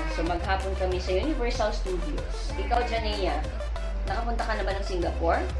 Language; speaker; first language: Filipino; non-native, local second language; Iloko